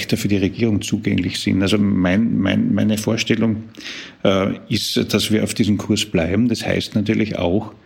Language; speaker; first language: German; native; German